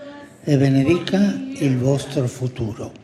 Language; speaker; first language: Italian; non-native, fluent; Spanish